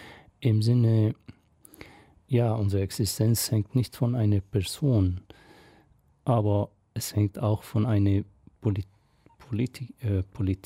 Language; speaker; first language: German; non-native, fluent; Arabic